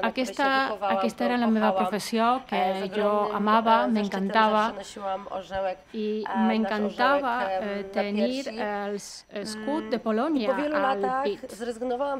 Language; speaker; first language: Catalan; non-native, learner; Polish